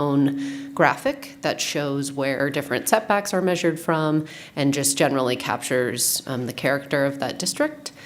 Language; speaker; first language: English; native; English